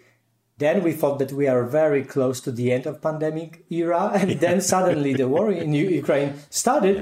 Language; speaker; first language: English; non-native, fluent; Polish